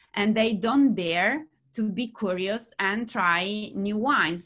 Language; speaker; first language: English; non-native, fluent; Italian